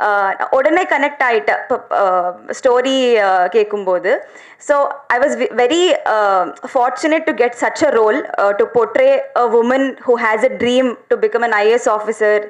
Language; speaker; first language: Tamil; non-native, learner; Telugu